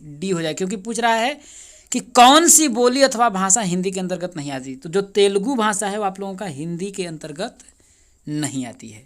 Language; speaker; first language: Hindi; native; Hindi